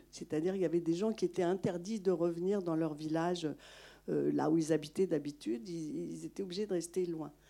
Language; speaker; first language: French; non-native, local second language; Malagasy